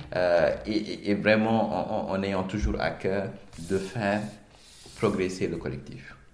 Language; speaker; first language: French; non-native, local second language; Wolof